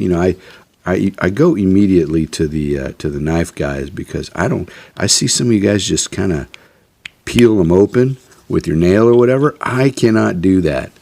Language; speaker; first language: English; native; English